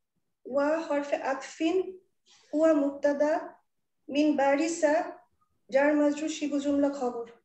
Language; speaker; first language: Arabic; non-native, learner; Bangla